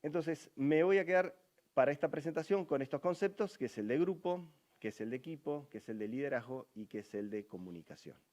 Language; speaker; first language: Spanish; native; Spanish